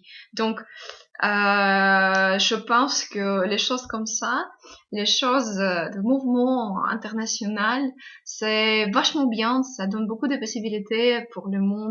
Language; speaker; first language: French; non-native, fluent; Russian